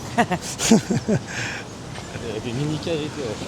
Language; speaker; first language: French; native; French